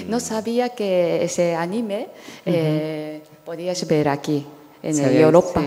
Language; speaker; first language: Spanish; non-native, fluent; Japanese